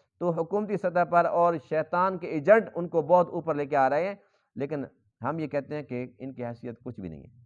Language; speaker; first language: Urdu; non-native, local second language; Saraiki